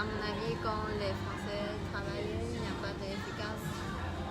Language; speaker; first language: French; non-native, learner; Chinese